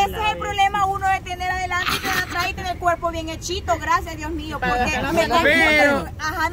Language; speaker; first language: Spanish; native; Spanish